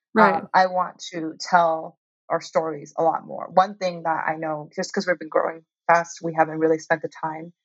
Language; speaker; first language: English; early bilingual, heritage; Chinese